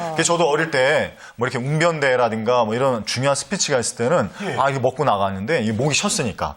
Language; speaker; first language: Korean; native; Korean